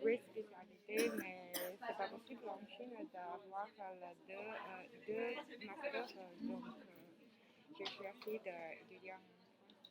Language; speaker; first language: French; non-native, learner; Chinese